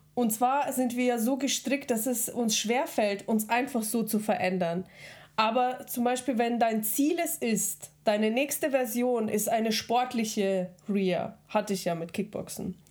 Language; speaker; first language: German; early bilingual, other home language; Russian